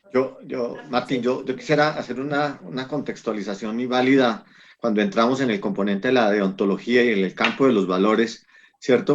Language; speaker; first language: Spanish; native; Spanish